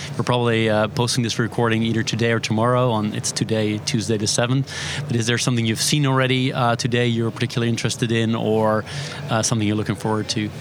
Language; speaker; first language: English; non-native, fluent; Dutch